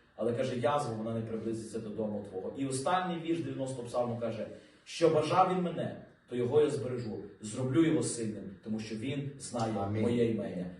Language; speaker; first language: Ukrainian; native; Ukrainian